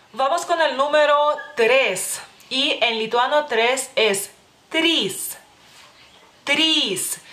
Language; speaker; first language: Spanish; non-native, fluent; Lithuanian